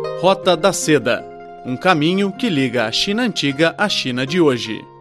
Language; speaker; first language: Portuguese; non-native, fluent; Chinese